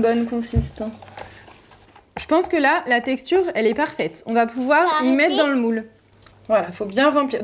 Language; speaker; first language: French; native; French